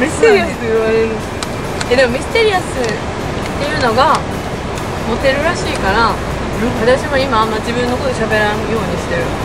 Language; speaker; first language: Japanese; native; Japanese